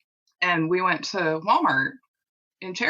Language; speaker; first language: English; native; English